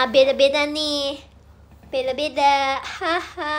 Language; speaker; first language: Indonesian; native; Indonesian